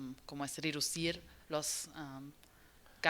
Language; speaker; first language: Spanish; non-native, learner; German